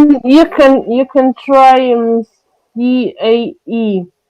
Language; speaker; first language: English; non-native, learner; French